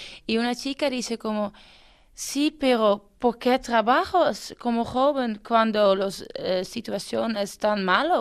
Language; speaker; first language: Spanish; non-native, learner; Dutch